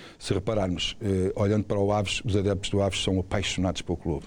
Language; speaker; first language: Portuguese; native; Portuguese